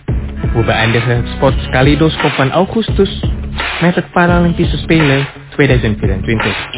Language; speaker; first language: Dutch; non-native, fluent; Indonesian